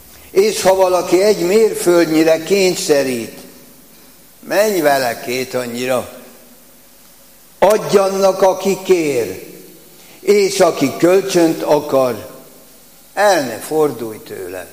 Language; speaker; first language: Hungarian; native; Hungarian